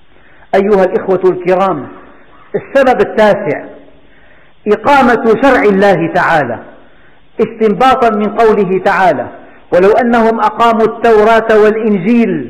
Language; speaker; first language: Arabic; native; Arabic